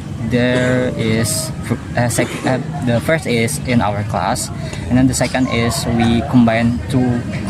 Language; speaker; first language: English; non-native, learner; Indonesian